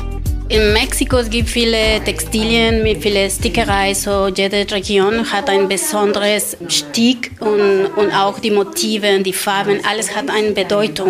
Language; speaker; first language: German; non-native, learner; Spanish